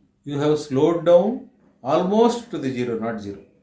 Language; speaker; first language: English; non-native, local second language; Telugu